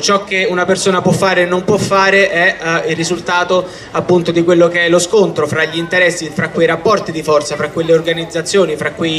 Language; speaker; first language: Italian; native; Italian